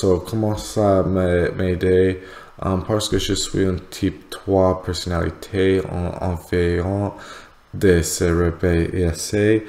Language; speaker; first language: French; non-native, learner; English